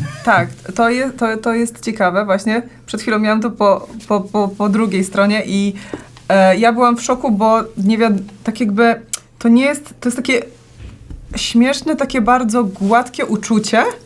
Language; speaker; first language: Polish; native; Polish